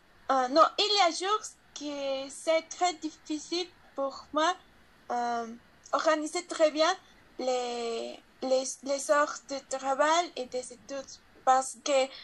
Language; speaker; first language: French; non-native, learner; Spanish